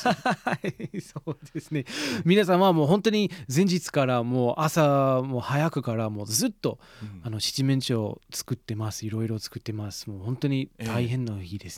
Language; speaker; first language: Japanese; non-native, fluent; English